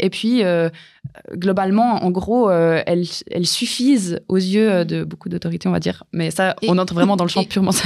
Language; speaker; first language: French; native; French